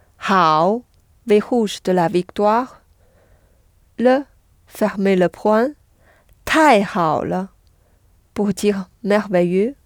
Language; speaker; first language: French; non-native, fluent; Chinese